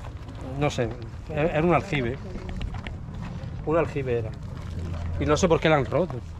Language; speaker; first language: Spanish; native; Spanish